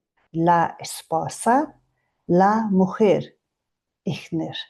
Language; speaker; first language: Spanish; non-native, fluent; Mongolian